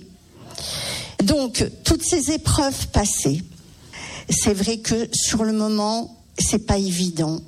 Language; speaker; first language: French; native; French